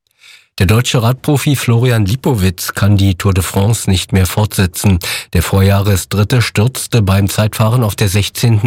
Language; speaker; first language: German; native; German